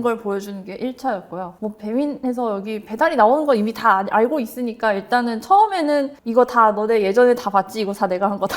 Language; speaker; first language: Korean; native; Korean